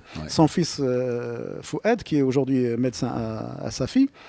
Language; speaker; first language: French; non-native, local second language; Arabic